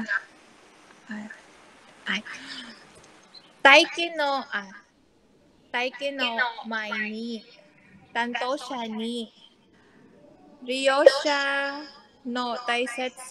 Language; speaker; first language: Japanese; non-native, learner; Filipino